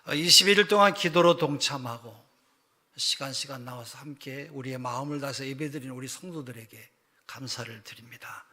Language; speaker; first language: Korean; native; Korean